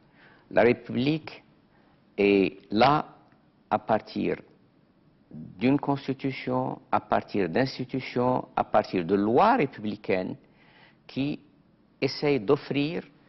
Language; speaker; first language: French; non-native, local second language; Arabic